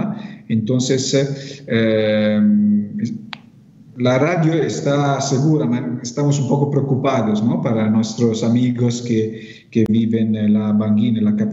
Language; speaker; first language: Spanish; non-native, fluent; Italian